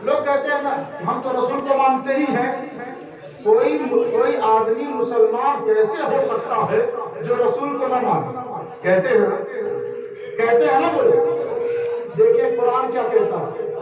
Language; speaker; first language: Urdu; native; Urdu